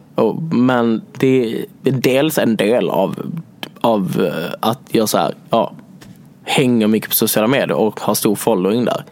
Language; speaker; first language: Swedish; native; Swedish